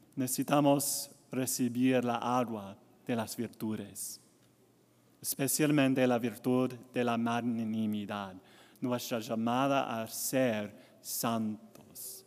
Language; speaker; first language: Spanish; non-native, learner; English